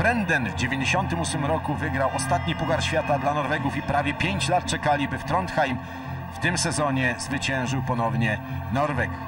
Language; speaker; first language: Polish; native; Polish